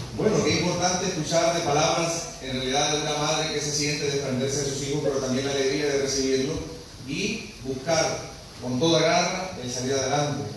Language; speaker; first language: Spanish; native; Spanish